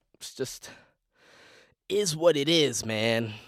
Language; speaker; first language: English; native; English